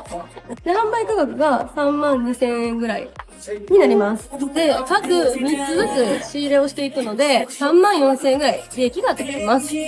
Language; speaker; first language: Japanese; native; Japanese